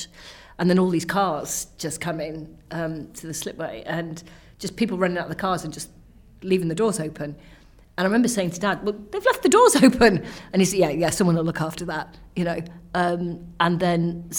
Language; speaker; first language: English; native; English